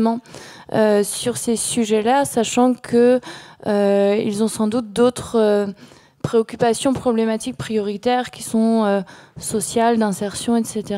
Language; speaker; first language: French; native; French